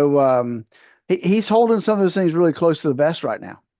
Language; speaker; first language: English; native; English